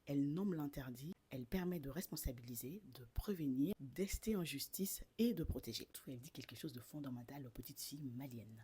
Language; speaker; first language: French; non-native, local second language; Bambara